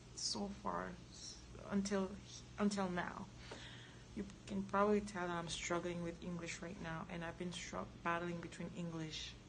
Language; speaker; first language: English; non-native, fluent; French